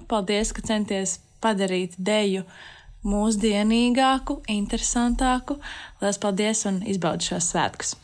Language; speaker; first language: Latvian; native; Latvian